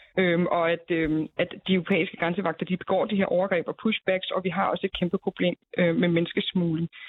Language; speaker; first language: Danish; native; Danish